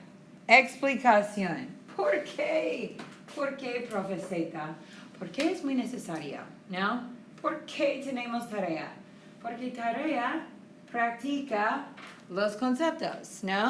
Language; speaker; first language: Spanish; non-native, fluent; English